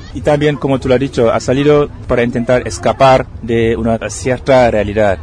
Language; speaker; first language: Spanish; non-native, fluent; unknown